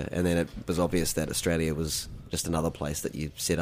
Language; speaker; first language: English; native; English